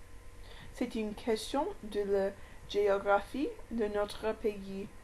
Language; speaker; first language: French; non-native, learner; English